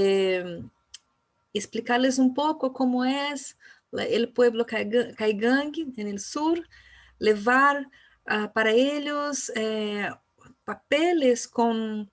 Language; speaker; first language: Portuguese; non-native, learner; Spanish